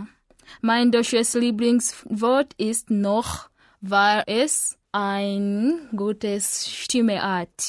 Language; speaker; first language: German; non-native, learner; Ganda